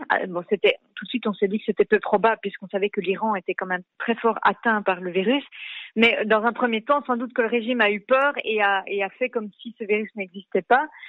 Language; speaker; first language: French; native; French